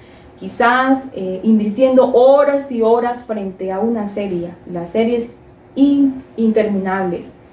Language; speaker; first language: Spanish; native; Spanish